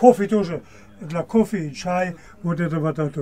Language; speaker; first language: Russian; non-native, learner; German